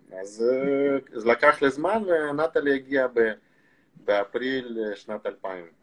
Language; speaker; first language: Hebrew; non-native, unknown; Russian